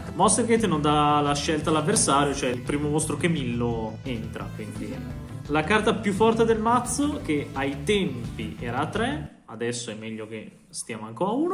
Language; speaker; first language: Italian; native; Italian